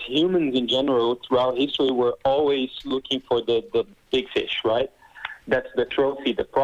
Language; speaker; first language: English; non-native, fluent; Portuguese